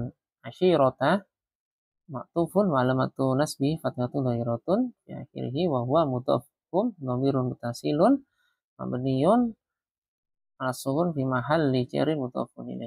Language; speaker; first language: Arabic; non-native, fluent; Indonesian